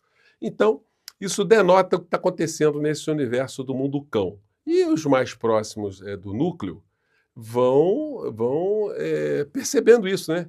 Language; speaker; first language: Portuguese; native; Portuguese